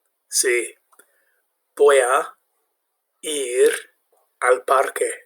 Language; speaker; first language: Spanish; non-native, fluent; English